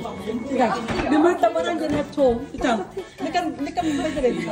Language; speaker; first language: Swedish; non-native, learner; Filipino